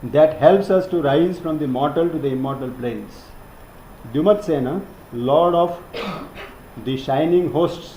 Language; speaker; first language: English; non-native, local second language; Gujarati